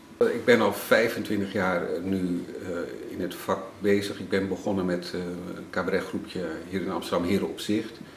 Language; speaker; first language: Dutch; native; Dutch